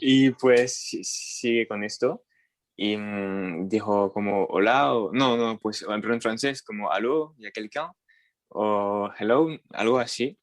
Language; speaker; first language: Spanish; non-native, fluent; French